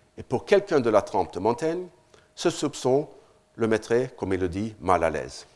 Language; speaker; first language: French; non-native, fluent; Norwegian